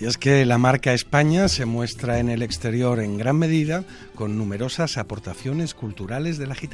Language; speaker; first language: Spanish; native; Spanish